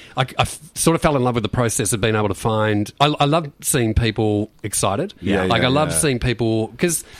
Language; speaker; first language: English; native; English